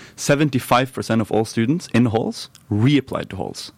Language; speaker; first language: English; non-native, fluent; Norwegian